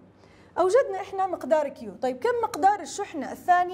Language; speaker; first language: Arabic; native; Arabic